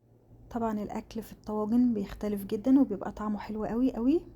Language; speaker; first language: Arabic; native; Arabic